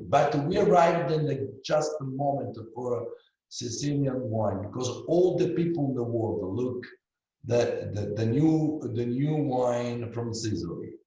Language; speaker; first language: English; non-native, learner; Italian